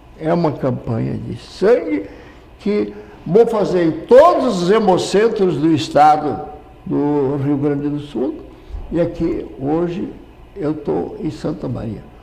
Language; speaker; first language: Portuguese; native; Portuguese